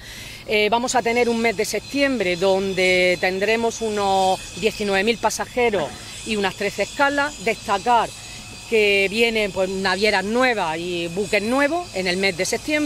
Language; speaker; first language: Spanish; native; Spanish